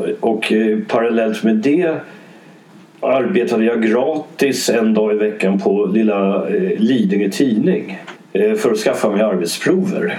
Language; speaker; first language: Swedish; early bilingual, other home language; English